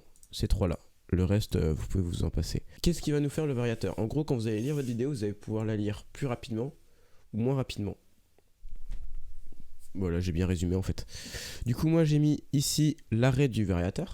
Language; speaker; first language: French; native; French